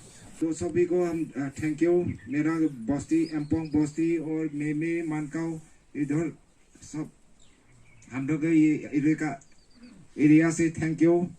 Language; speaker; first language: Hindi; non-native, local second language; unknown